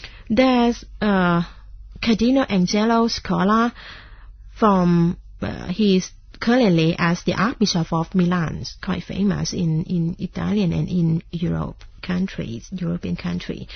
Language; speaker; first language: English; non-native, fluent; Thai